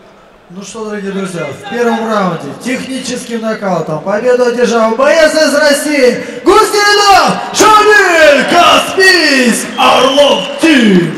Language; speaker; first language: Russian; native; Russian